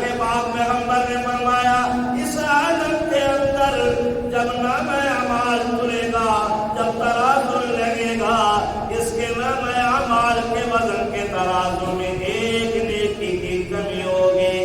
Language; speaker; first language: Urdu; native; Urdu